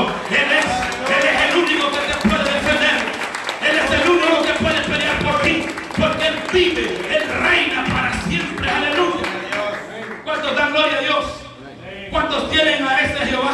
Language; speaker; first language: Spanish; native; Spanish